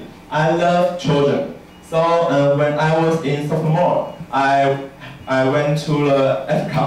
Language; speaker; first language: English; non-native, learner; Chinese